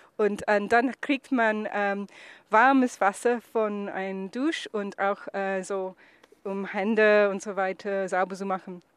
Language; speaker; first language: German; non-native, learner; English